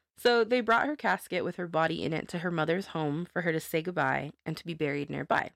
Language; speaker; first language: English; native; English